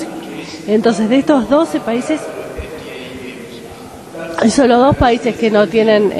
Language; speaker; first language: Spanish; non-native, fluent; Japanese